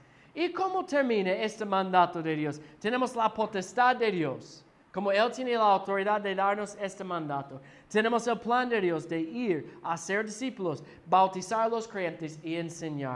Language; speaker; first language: Spanish; non-native, fluent; English